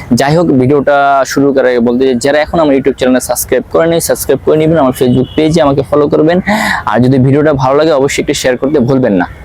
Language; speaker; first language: Bangla; native; Bangla